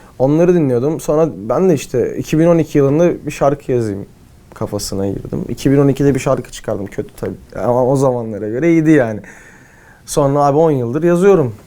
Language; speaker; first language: Turkish; native; Turkish